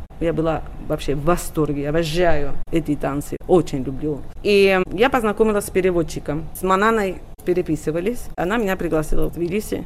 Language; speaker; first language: Russian; non-native, fluent; Catalan